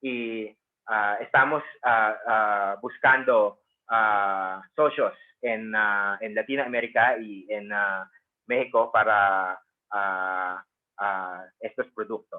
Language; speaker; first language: Spanish; non-native, fluent; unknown